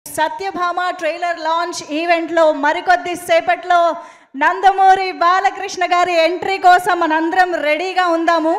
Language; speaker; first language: Telugu; native; Telugu